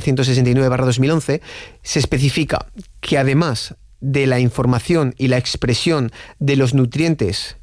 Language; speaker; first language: Spanish; native; Spanish